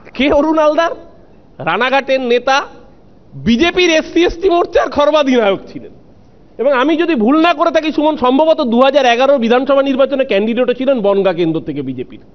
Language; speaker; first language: Bangla; native; Bangla